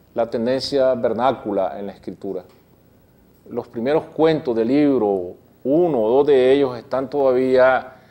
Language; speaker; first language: Spanish; native; Spanish